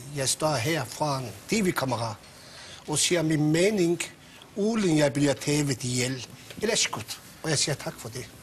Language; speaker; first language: Danish; non-native, local second language; Persian